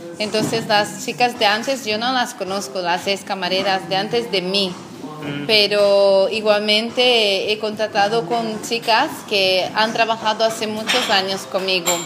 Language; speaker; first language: Spanish; non-native, fluent; Portuguese